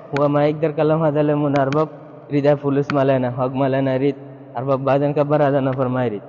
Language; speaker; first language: Arabic; non-native, learner; Bangla